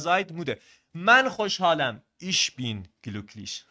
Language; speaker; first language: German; non-native, fluent; Persian